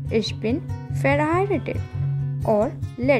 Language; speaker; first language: German; non-native, learner; Hindi